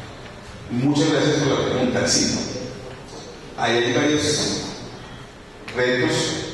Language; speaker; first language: Spanish; native; Spanish